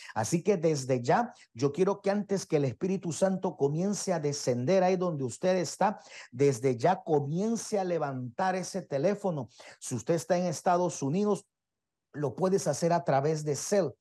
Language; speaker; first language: Spanish; native; Spanish